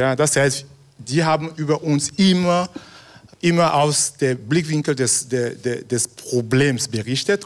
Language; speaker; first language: German; non-native, fluent; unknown